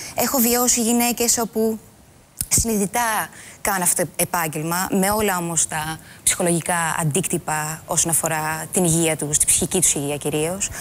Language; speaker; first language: Greek; early bilingual, heritage; Greek